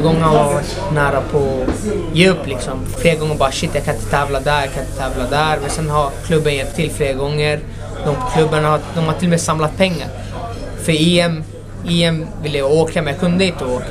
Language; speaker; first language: Swedish; non-native, local second language; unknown